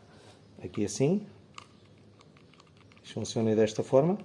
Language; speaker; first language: Portuguese; native; Portuguese